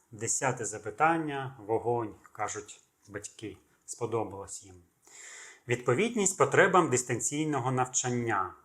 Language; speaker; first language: Ukrainian; native; Ukrainian